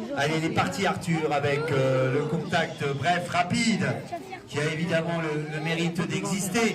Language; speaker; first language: French; native; French